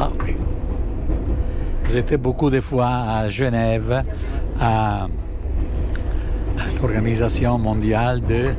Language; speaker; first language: French; non-native, learner; Italian